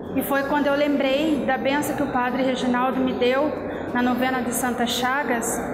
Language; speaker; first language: Portuguese; native; Portuguese